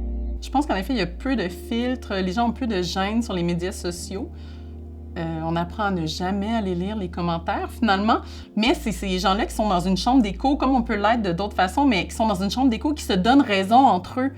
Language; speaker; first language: French; native; French